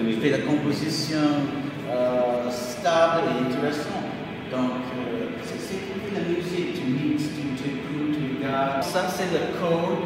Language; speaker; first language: French; non-native, fluent; English